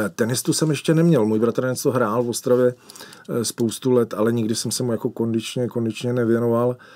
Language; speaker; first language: Czech; native; Czech